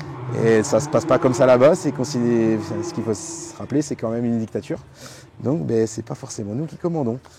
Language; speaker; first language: French; native; French